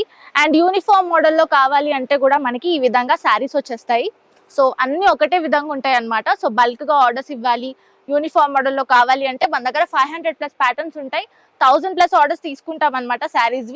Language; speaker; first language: Telugu; native; Telugu